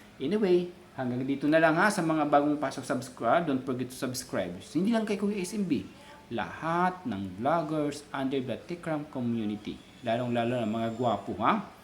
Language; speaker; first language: Filipino; non-native, local second language; Cebuano